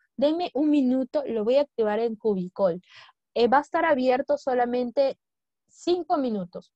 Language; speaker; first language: Spanish; native; Spanish